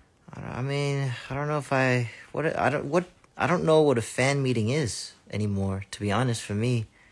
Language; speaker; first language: English; early bilingual, other home language; Korean